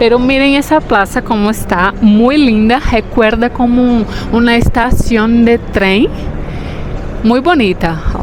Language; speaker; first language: Spanish; non-native, fluent; Portuguese